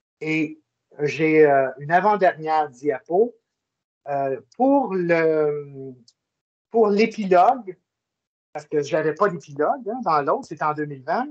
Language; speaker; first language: French; native; French